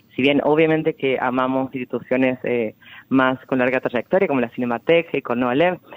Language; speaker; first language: Spanish; native; Spanish